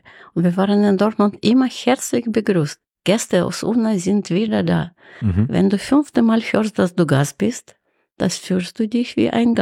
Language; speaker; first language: German; non-native, fluent; Russian